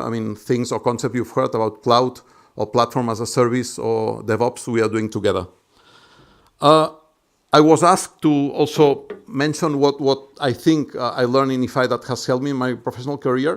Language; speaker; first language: English; non-native, fluent; Catalan